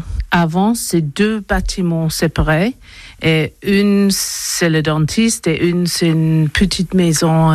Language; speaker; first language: French; non-native, learner; English